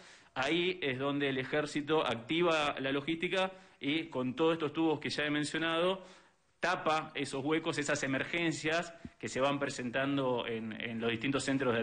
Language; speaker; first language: Spanish; native; Spanish